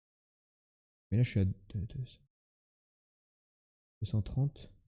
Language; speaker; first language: French; native; French